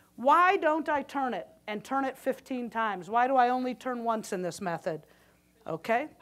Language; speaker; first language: English; native; English